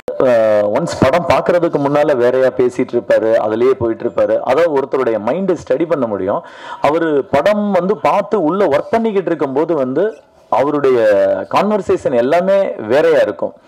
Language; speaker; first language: Tamil; native; Tamil